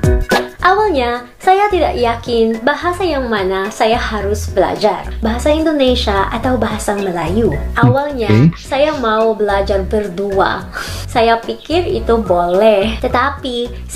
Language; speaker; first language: Indonesian; non-native, learner; Filipino